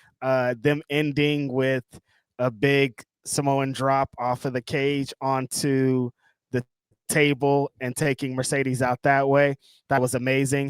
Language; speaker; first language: English; native; English